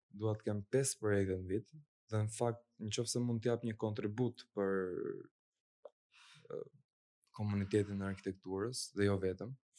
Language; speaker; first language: Albanian; native; Albanian